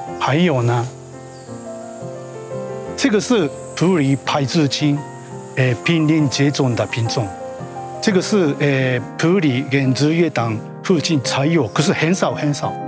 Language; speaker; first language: Chinese; non-native, learner; Japanese